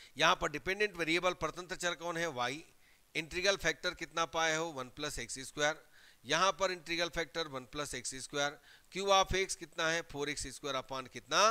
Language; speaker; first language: Hindi; native; Hindi